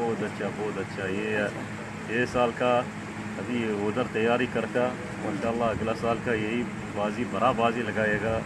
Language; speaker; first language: Hindi; non-native, learner; Arabic